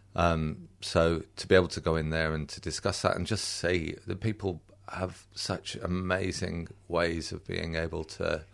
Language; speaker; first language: English; native; English